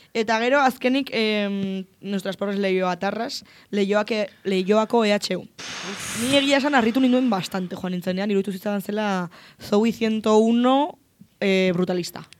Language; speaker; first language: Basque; non-native, local second language; Spanish